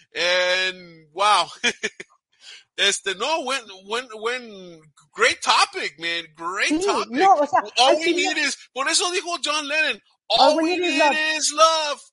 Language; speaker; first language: Spanish; early bilingual, heritage; Spanish